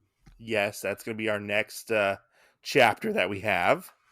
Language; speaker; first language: English; native; English